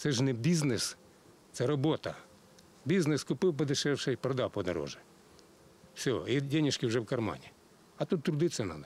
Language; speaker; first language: Ukrainian; native; Ukrainian